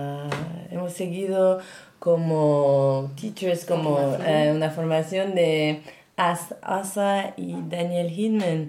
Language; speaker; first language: Spanish; non-native, learner; French